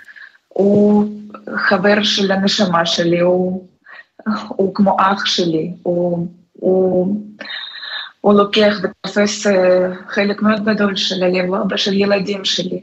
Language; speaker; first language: Hebrew; non-native, fluent; Russian